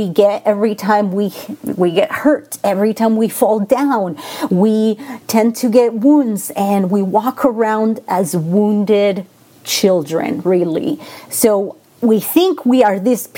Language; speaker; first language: English; non-native, fluent; Spanish